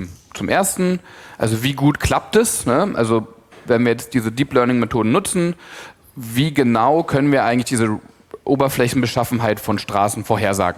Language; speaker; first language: German; native; German